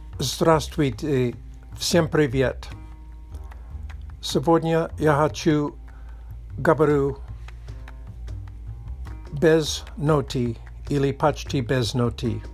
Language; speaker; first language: Russian; non-native, learner; English